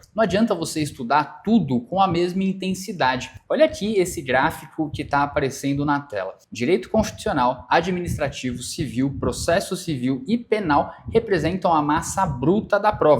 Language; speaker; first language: Portuguese; native; Portuguese